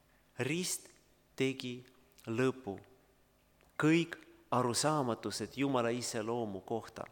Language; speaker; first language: Estonian; non-native, learner; Russian